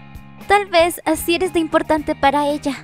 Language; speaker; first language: Spanish; native; Spanish